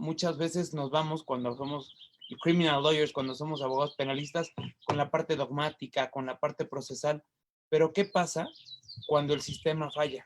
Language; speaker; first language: Spanish; native; Spanish